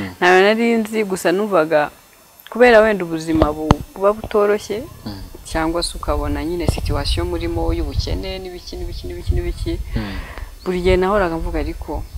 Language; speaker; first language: Kinyarwanda; native; Kinyarwanda